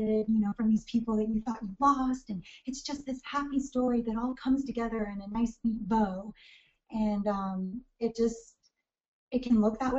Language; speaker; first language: English; native; English